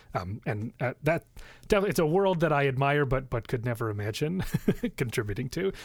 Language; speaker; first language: English; native; English